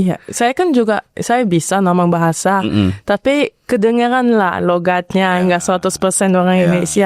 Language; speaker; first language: Indonesian; early bilingual, heritage; Indonesian